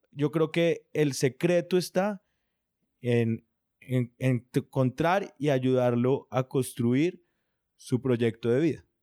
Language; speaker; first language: Spanish; native; Spanish